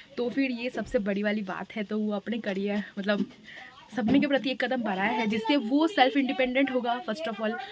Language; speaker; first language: Hindi; non-native, local second language; Bangla